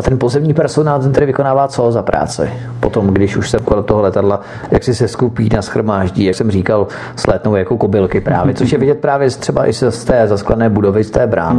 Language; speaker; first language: Czech; native; Czech